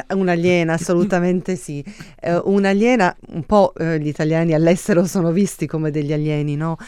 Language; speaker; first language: Italian; early bilingual, heritage; Italian